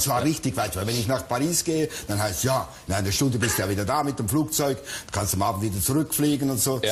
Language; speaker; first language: German; native; German